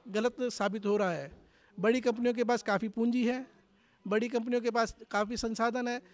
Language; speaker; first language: Hindi; native; Hindi